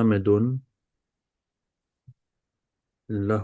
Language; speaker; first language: Arabic; non-native, learner; English